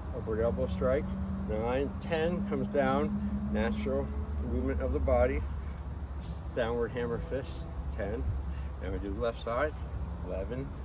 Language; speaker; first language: English; native; English